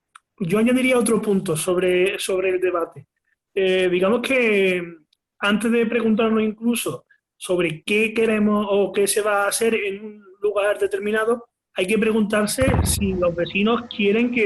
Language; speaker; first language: Spanish; native; Spanish